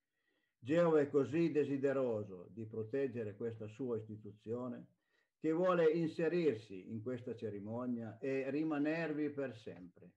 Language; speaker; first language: Italian; native; Italian